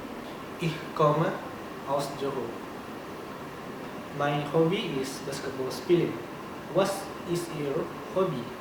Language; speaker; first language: German; non-native, learner; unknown